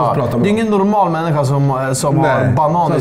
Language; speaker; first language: Swedish; native; Swedish